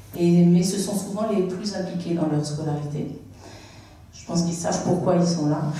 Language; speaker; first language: French; native; French